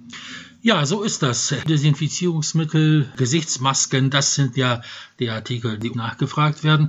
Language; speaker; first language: German; non-native, fluent; Polish